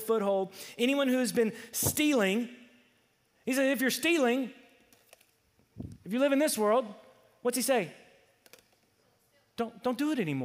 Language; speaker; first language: English; native; English